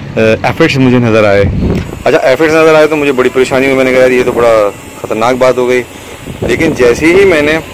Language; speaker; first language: Urdu; native; Urdu